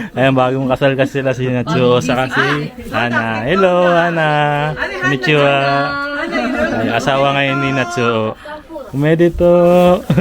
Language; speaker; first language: Filipino; native; Filipino